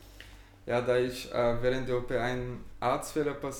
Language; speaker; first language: German; non-native, fluent; Bulgarian